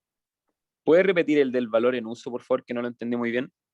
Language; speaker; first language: Spanish; native; Spanish